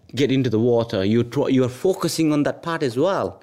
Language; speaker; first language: English; non-native, local second language; Nepali